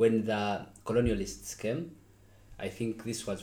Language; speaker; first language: English; non-native, local second language; Nyankole